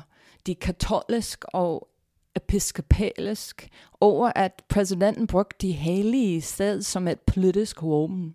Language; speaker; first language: Danish; non-native, fluent; English